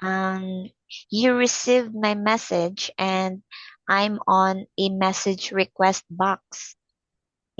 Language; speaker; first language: English; non-native, fluent; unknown